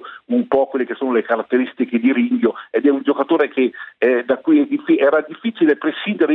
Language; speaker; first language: Italian; native; Italian